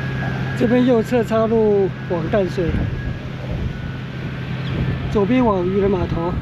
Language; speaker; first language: Chinese; native; Chinese